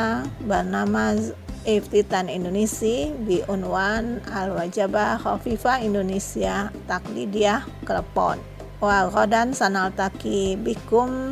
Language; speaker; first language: Arabic; non-native, fluent; Indonesian